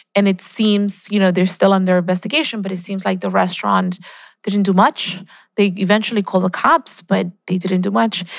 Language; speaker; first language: English; early bilingual, other home language; Spanish